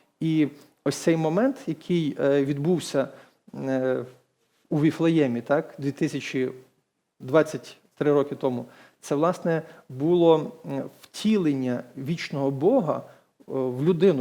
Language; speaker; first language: Ukrainian; native; Ukrainian